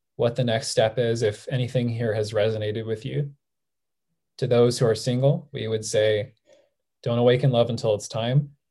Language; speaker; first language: English; native; English